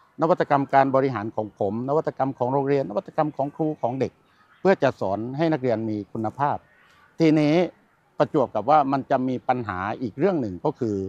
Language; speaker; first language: Thai; native; Thai